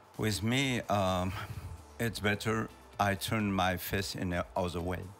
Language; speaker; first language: English; non-native, learner; French